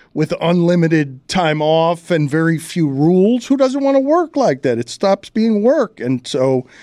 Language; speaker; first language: English; early bilingual, other home language; Spanish